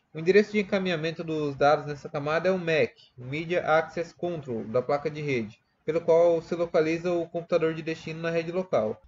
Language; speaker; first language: Portuguese; native; Portuguese